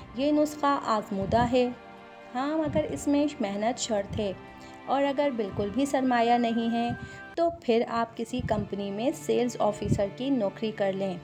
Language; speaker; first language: Urdu; non-native, local second language; Punjabi